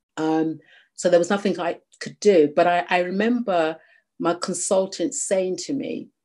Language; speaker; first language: English; native; English